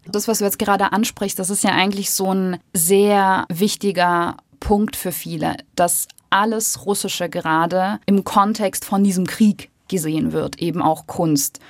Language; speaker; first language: German; early bilingual, other home language; Russian